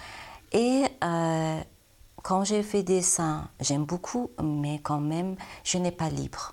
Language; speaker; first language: French; non-native, learner; Persian